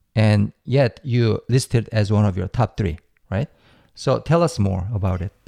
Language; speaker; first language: English; non-native, fluent; Korean